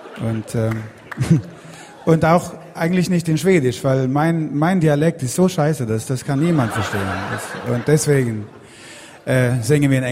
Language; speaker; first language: German; non-native, learner; Swedish